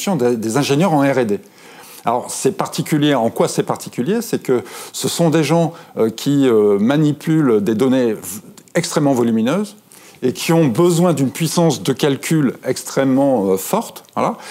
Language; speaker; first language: French; native; French